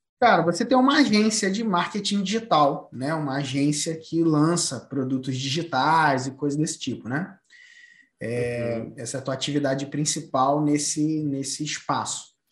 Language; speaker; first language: Portuguese; native; Portuguese